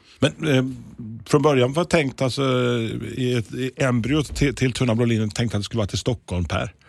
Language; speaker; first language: Swedish; native; Swedish